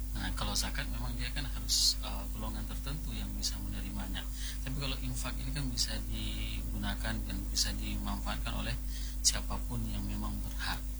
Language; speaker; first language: Indonesian; non-native, local second language; Achinese